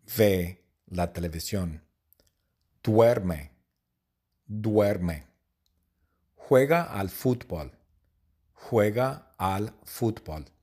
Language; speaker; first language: Spanish; non-native, fluent; English